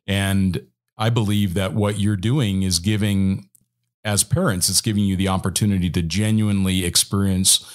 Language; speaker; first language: English; native; English